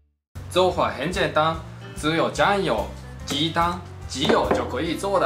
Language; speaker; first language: Chinese; non-native, fluent; Japanese